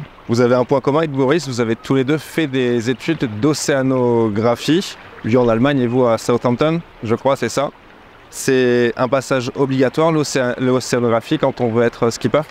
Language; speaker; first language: French; native; French